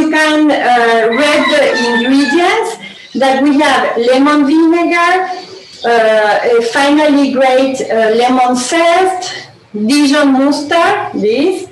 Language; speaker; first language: English; non-native, learner; Spanish